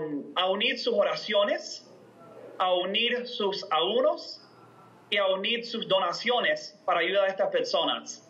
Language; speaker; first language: Spanish; non-native, fluent; English